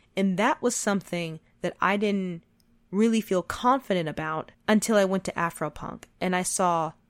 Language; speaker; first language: English; native; English